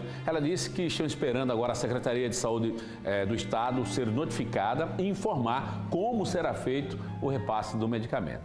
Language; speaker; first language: Portuguese; native; Portuguese